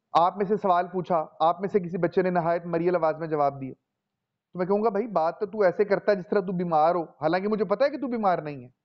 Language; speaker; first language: Urdu; non-native, local second language; Punjabi